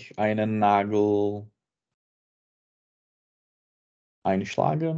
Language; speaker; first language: German; non-native, learner; Czech